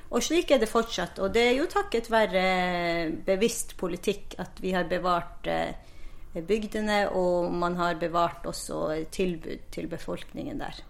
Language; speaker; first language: Norwegian; non-native, local second language; Northern Sami